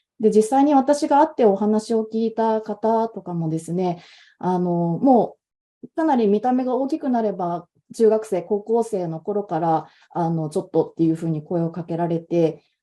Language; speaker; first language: Japanese; native; Japanese